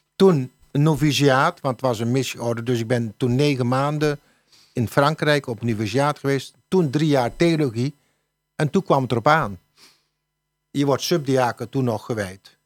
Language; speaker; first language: Dutch; native; Dutch